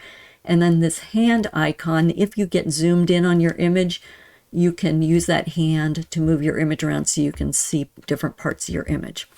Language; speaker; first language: English; native; English